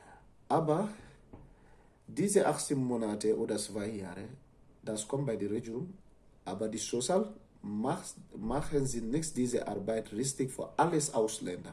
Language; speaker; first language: German; non-native, learner; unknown